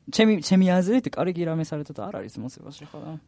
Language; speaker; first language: Georgian; non-native, learner; Japanese